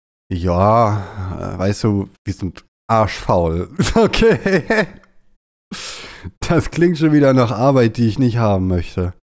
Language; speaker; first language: German; native; German